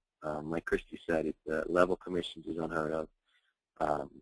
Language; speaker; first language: English; native; English